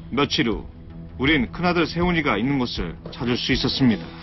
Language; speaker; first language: Korean; native; Korean